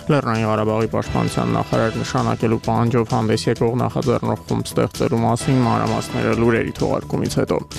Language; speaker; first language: Armenian; native; Armenian